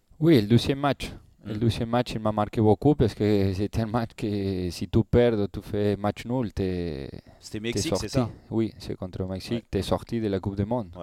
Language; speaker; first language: French; non-native, learner; Spanish